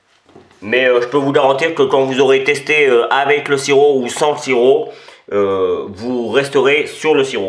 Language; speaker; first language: French; native; French